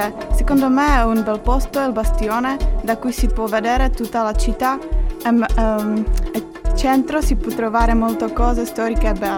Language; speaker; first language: Italian; non-native, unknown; Czech